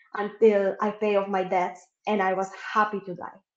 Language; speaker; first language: English; non-native, local second language; Filipino